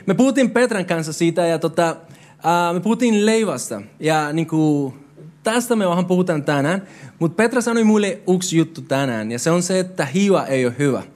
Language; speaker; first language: Finnish; non-native, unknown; Spanish